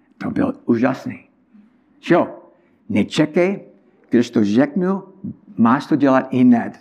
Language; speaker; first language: Czech; non-native, learner; English